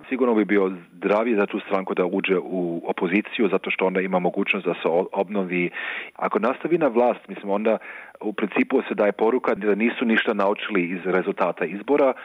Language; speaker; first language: Serbian; non-native, fluent; German